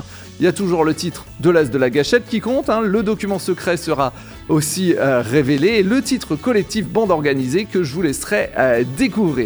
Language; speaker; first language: French; native; French